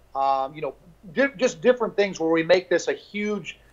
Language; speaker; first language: English; native; English